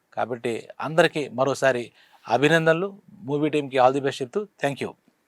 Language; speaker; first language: Telugu; native; Telugu